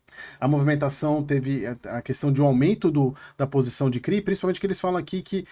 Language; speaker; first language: Portuguese; native; Portuguese